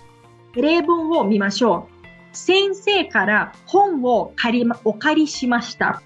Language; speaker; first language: Japanese; non-native, fluent; Portuguese